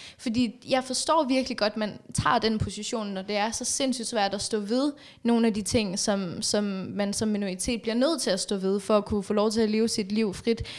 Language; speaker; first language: Danish; early bilingual, other home language; Persian